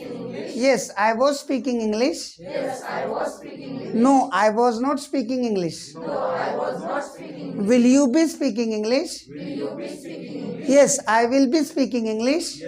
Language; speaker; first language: English; non-native, local second language; Marathi